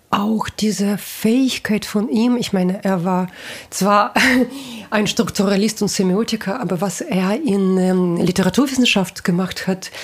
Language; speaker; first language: German; non-native, fluent; Russian